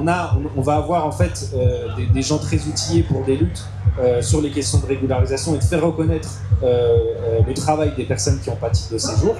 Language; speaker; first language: French; native; French